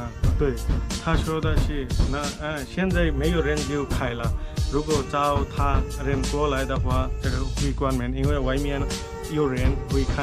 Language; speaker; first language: Chinese; non-native, learner; Bangla